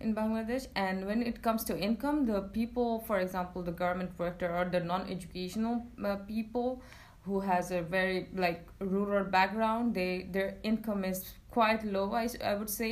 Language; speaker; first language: English; non-native, local second language; Bangla